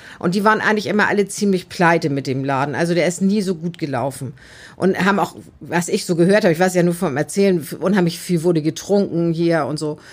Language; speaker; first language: German; native; German